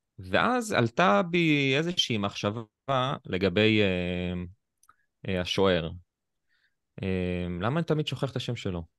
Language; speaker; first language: Hebrew; native; Hebrew